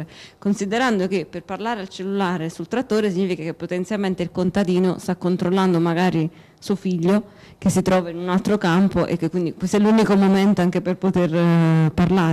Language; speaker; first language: Italian; native; Italian